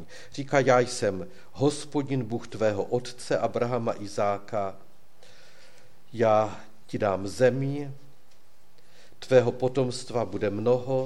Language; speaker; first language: Czech; native; Czech